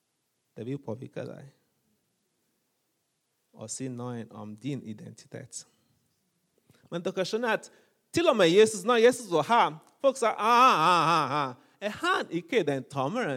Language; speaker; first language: Norwegian; non-native, fluent; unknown